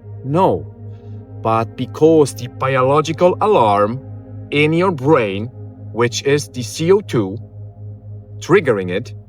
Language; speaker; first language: English; non-native, fluent; Polish